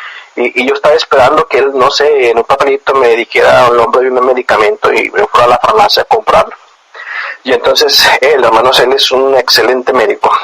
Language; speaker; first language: Spanish; native; Spanish